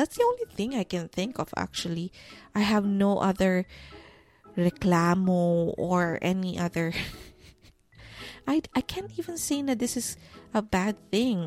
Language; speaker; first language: English; non-native, local second language; Filipino